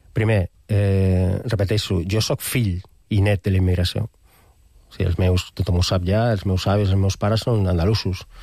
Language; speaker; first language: Catalan; non-native, local second language; Spanish